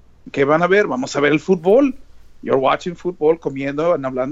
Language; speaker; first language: Spanish; early bilingual, heritage; Spanish